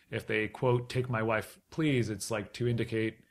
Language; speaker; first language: English; native; English